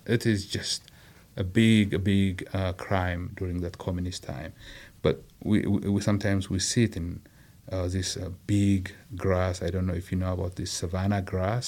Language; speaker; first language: English; non-native, fluent; Amharic